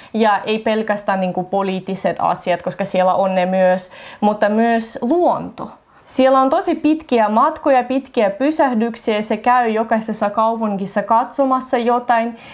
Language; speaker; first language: Finnish; non-native, fluent; Russian